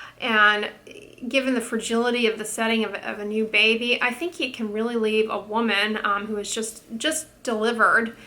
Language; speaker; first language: English; native; English